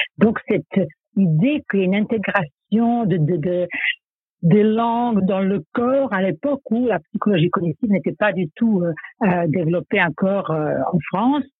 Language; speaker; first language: French; non-native, fluent; Serbian